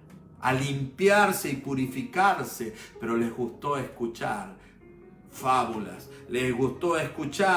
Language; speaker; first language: Spanish; native; Spanish